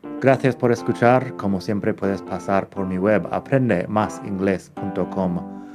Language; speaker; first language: Spanish; non-native, fluent; English